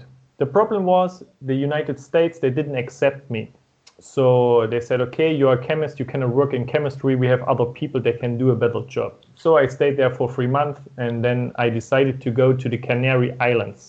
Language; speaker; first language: English; non-native, fluent; German